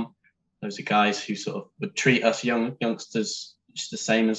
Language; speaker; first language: English; native; English